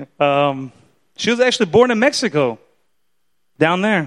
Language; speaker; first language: English; early bilingual, other home language; Spanish